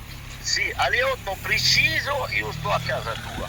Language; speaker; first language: Italian; non-native, learner; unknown